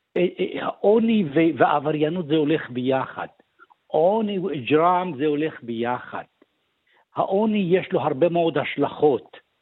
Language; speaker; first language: Hebrew; non-native, local second language; Arabic